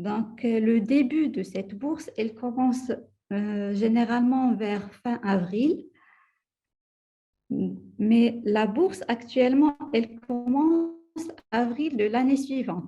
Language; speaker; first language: French; non-native, local second language; Arabic